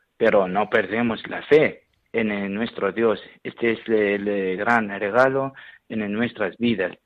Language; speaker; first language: Spanish; non-native, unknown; Syriac